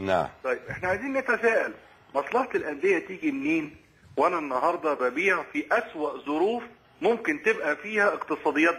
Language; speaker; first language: Arabic; native; Arabic